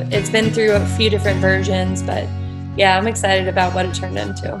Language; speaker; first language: English; native; English